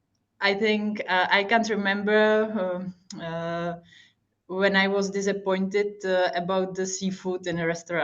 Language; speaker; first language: English; non-native, fluent; Hungarian